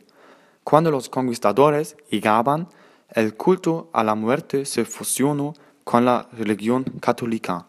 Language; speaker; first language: Spanish; non-native, learner; German